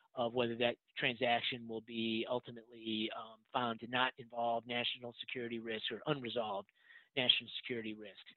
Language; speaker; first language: English; native; English